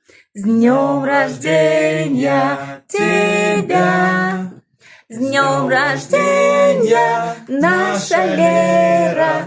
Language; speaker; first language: Russian; native; Russian